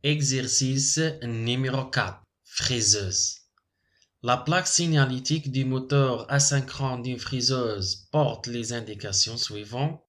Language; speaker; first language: French; non-native, local second language; Arabic